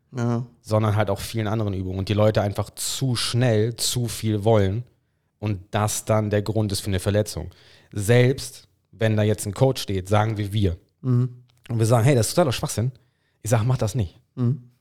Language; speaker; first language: German; non-native, fluent; English